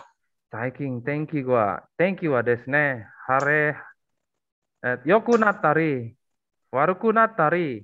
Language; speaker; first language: Japanese; non-native, fluent; Indonesian